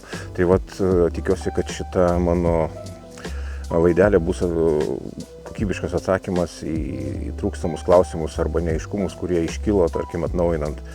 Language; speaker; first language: Lithuanian; native; Lithuanian